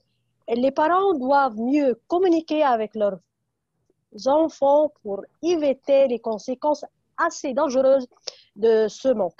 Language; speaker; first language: French; non-native, fluent; Arabic